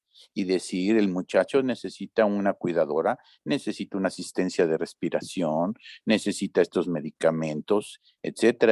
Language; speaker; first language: Spanish; native; Spanish